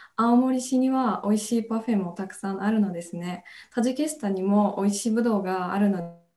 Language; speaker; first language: Japanese; non-native, fluent; Tajik